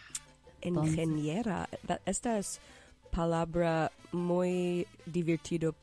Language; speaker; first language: Spanish; non-native, fluent; English